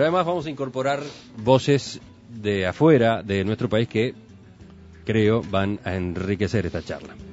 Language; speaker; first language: Spanish; native; Spanish